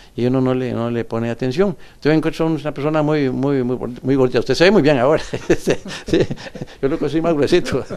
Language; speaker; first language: Spanish; native; Spanish